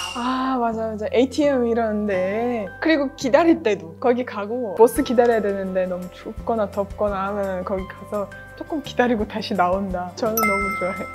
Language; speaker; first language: Korean; non-native, fluent; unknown